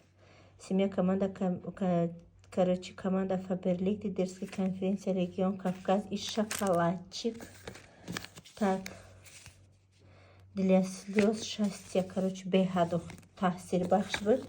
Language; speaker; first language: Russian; non-native, local second language; Tajik